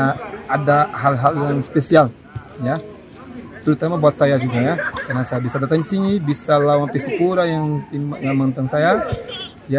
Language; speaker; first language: Indonesian; non-native, fluent; Portuguese